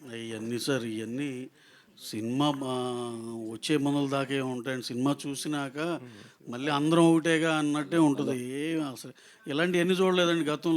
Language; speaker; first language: Telugu; native; Telugu